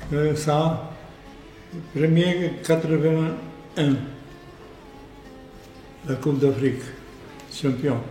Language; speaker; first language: French; non-native, learner; Polish